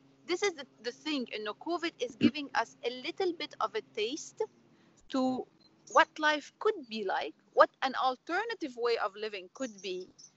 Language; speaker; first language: English; non-native, local second language; Arabic